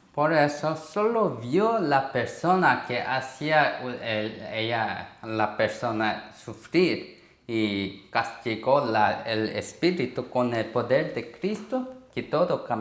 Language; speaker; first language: Spanish; non-native, learner; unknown